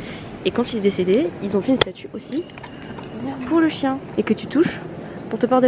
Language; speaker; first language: French; native; French